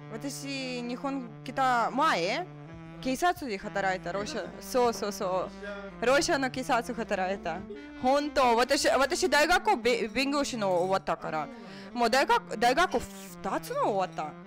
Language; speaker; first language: Japanese; non-native, learner; Russian